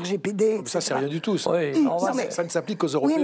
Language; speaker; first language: French; native; French